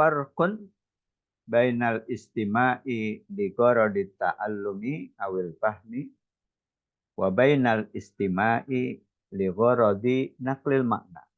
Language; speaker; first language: Arabic; non-native, fluent; Indonesian